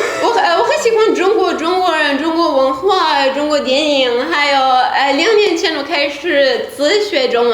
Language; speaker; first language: Chinese; non-native, learner; Persian